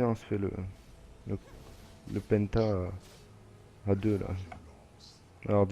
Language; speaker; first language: French; native; French